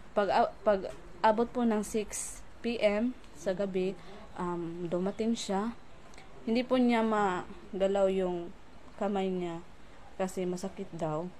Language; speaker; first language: Filipino; non-native, local second language; Cebuano